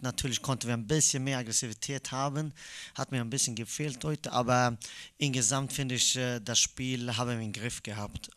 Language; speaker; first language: German; non-native, fluent; Swedish